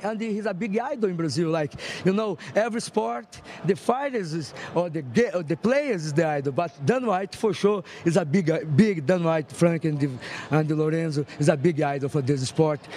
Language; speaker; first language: English; non-native, fluent; Portuguese